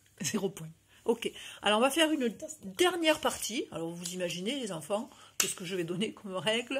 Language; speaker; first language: French; native; French